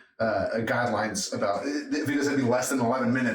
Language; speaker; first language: English; native; English